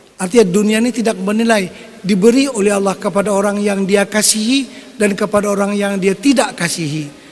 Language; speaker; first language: Indonesian; non-native, local second language; Banjar